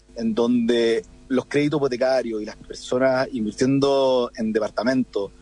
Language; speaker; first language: Spanish; native; Spanish